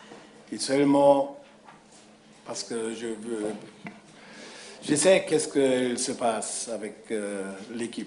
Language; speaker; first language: French; non-native, fluent; German